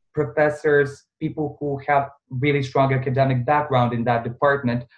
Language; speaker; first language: English; non-native, fluent; Bosnian